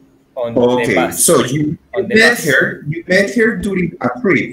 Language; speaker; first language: English; non-native, fluent; Spanish